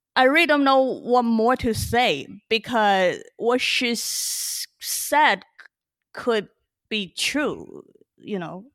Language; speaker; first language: English; early bilingual, other home language; Chinese